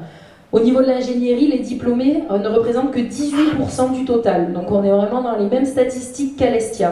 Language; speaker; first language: French; native; French